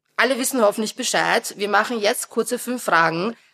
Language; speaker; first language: German; native; German